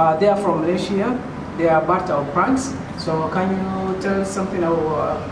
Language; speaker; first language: English; non-native, fluent; Somali